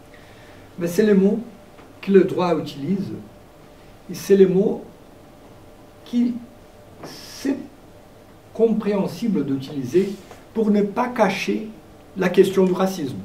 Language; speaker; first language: French; non-native, fluent; Portuguese